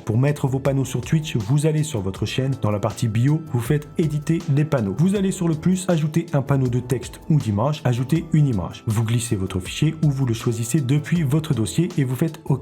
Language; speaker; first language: French; native; French